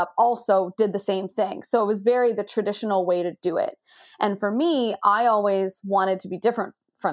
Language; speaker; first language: English; native; English